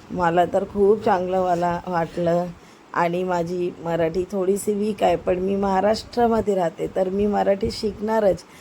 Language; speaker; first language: Marathi; non-native, local second language; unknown